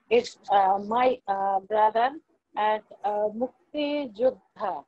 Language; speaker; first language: English; non-native, learner; Bangla